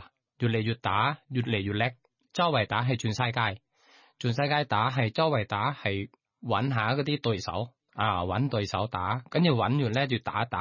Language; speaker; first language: Cantonese; non-native, learner; Thai